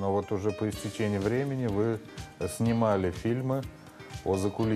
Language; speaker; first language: Russian; native; Russian